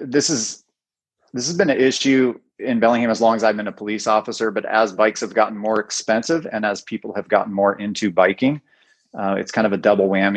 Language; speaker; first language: English; native; English